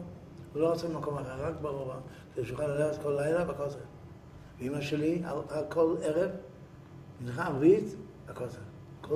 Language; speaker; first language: Hebrew; early bilingual, other home language; Yiddish